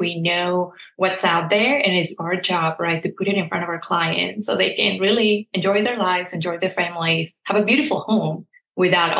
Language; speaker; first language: English; non-native, fluent; Spanish